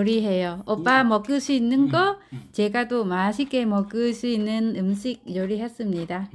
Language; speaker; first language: Korean; non-native, learner; Vietnamese